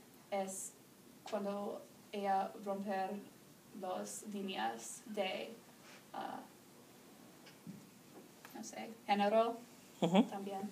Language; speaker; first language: Spanish; non-native, learner; English